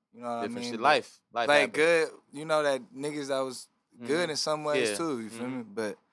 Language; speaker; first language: English; native; English